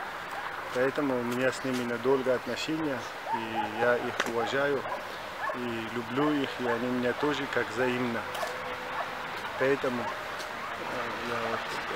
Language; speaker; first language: Russian; non-native, local second language; Kyrgyz